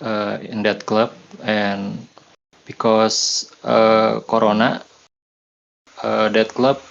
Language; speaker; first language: English; non-native, learner; Indonesian